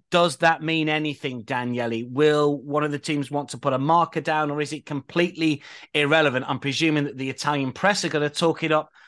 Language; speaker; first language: English; native; English